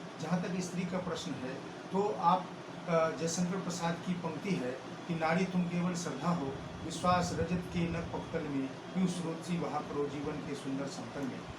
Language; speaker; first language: Hindi; native; Hindi